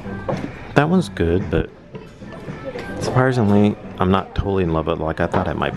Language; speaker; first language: English; native; English